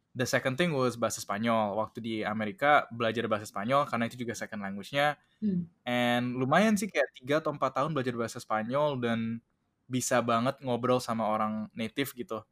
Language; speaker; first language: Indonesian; early bilingual, heritage; Indonesian